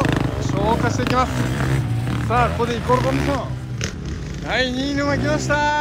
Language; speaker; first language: Japanese; native; Japanese